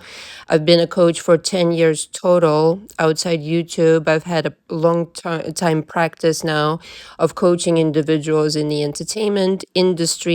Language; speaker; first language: English; non-native, fluent; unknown